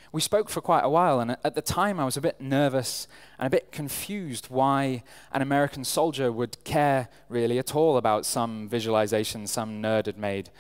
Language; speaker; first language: English; native; English